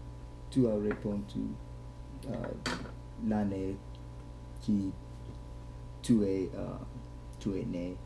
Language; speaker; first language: French; non-native, learner; English